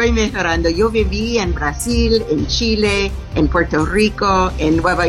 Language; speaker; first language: Spanish; non-native, fluent; English